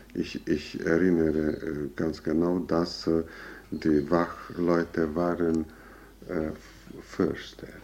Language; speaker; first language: German; non-native, fluent; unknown